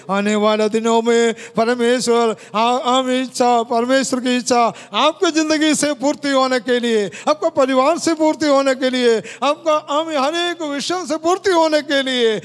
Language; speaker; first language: Hindi; non-native, local second language; Malayalam